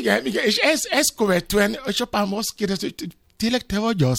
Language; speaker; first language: Hungarian; non-native, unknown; Yoruba